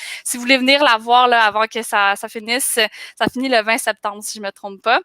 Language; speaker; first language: French; native; French